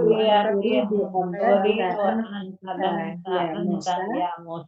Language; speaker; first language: Arabic; non-native, learner; Indonesian